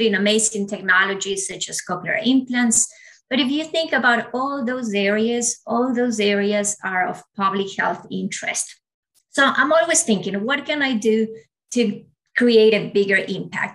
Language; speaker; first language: English; non-native, fluent; Spanish